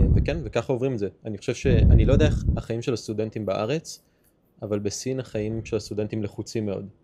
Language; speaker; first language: Hebrew; early bilingual, heritage; Hebrew